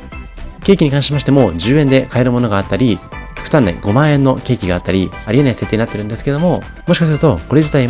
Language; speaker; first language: Japanese; native; Japanese